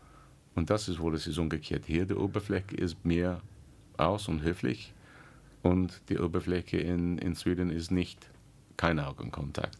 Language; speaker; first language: German; non-native, learner; English